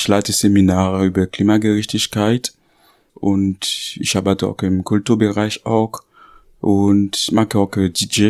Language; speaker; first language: German; non-native, learner; Haitian Creole